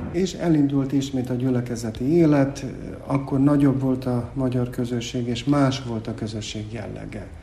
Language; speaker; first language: Hungarian; native; Hungarian